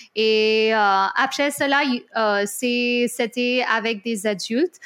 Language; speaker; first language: French; non-native, fluent; Hindi